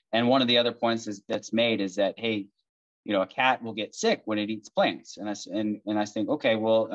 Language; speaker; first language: English; native; English